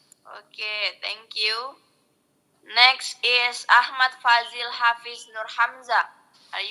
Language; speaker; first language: English; non-native, local second language; Indonesian